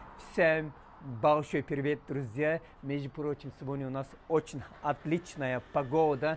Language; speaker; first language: Russian; non-native, learner; Turkish